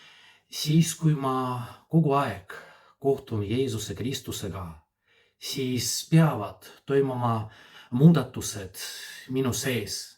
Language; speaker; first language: Estonian; non-native, fluent; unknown